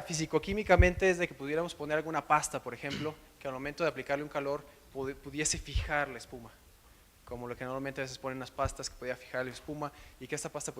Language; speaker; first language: Spanish; native; Spanish